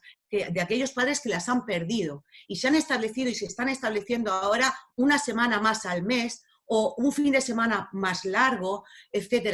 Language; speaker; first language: Spanish; native; Spanish